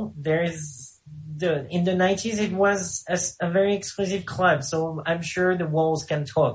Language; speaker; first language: English; non-native, fluent; French